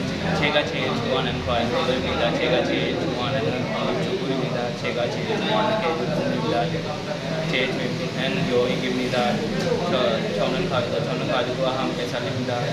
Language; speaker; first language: Korean; non-native, learner; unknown